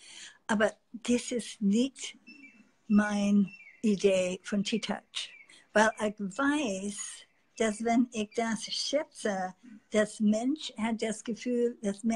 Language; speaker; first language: German; non-native, fluent; English